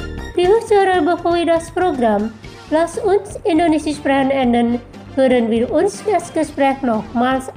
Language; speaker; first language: German; non-native, fluent; Indonesian